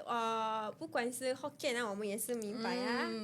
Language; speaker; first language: Chinese; non-native, local second language; Malay